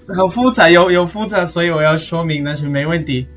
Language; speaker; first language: Chinese; non-native, learner; Spanish